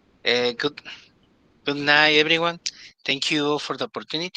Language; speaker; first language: English; non-native, learner; Spanish